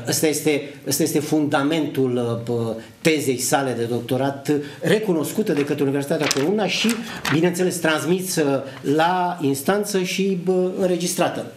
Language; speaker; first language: Romanian; native; Romanian